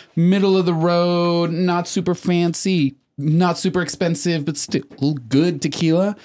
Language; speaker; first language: English; early bilingual, other home language; Spanish